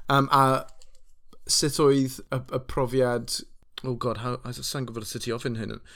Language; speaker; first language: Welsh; non-native, local second language; English